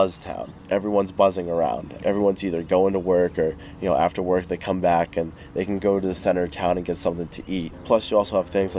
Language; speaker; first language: English; native; English